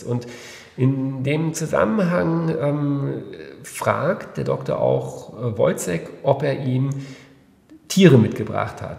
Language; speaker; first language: German; native; German